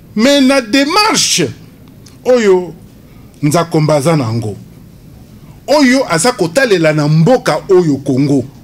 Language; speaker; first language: Lingala; non-native, local second language; Luba-Lulua